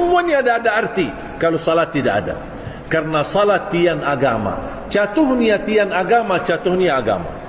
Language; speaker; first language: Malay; non-native, fluent; Arabic